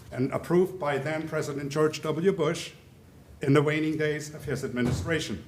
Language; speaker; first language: English; early bilingual, other home language; German